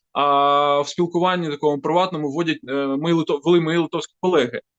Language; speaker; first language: Ukrainian; native; Ukrainian